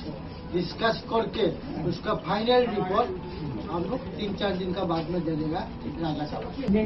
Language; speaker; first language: Hindi; non-native, local second language; Bangla